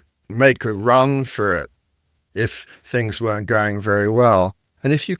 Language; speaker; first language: English; native; English